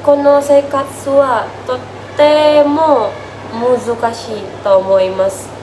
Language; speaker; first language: Japanese; non-native, learner; Indonesian